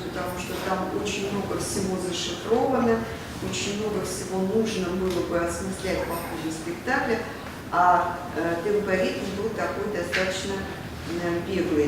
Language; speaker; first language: Russian; native; Russian